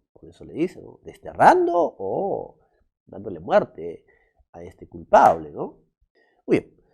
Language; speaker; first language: Spanish; native; Spanish